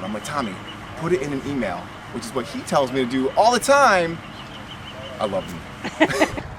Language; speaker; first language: English; native; English